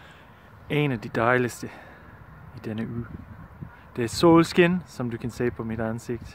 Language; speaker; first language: Danish; non-native, learner; English